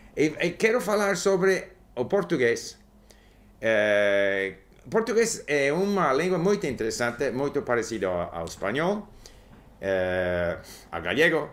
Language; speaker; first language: Portuguese; non-native, learner; English